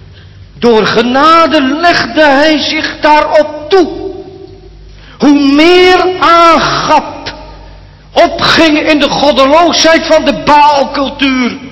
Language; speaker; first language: Dutch; native; Dutch